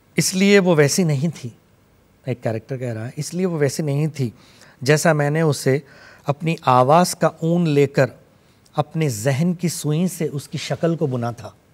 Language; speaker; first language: Hindi; non-native, local second language; Urdu